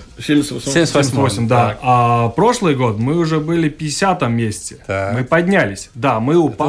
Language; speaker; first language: Russian; non-native, local second language; Latvian